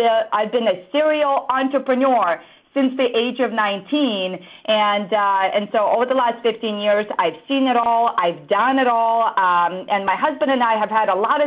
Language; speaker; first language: English; non-native, fluent; Russian